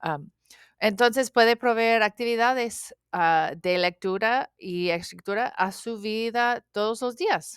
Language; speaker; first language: Spanish; non-native, learner; English